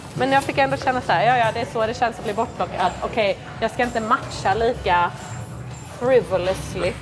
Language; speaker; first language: Swedish; non-native, fluent; English